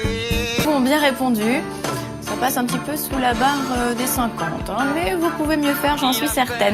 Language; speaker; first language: French; native; French